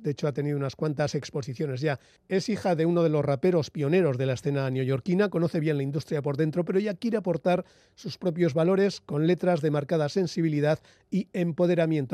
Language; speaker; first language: Spanish; native; Spanish